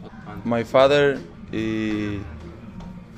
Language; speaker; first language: English; non-native, learner; Spanish